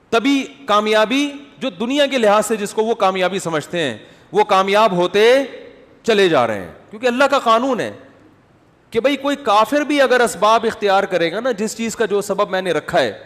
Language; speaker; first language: Urdu; native; Urdu